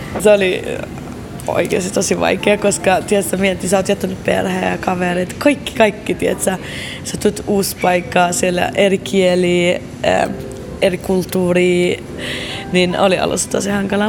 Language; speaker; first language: Finnish; early bilingual, other home language; Arabic